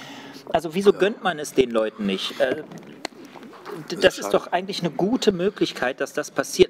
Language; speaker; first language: German; native; German